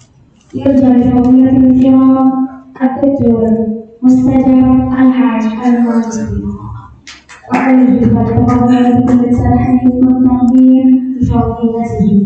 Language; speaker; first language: Arabic; non-native, learner; Indonesian